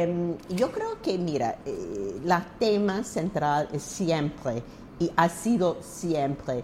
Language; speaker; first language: Spanish; non-native, fluent; English